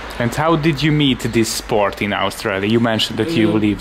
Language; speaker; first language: English; non-native, fluent; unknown